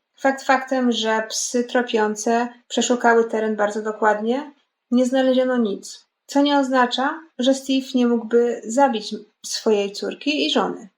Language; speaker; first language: Polish; native; Polish